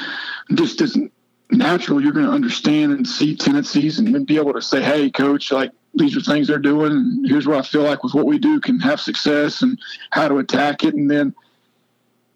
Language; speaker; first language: English; native; English